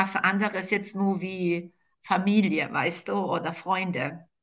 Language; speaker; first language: German; non-native, fluent; Croatian